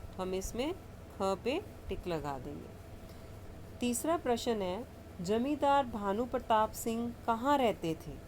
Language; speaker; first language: Hindi; non-native, local second language; Punjabi